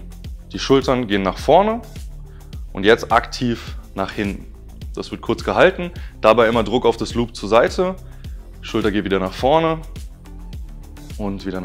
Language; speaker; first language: German; native; German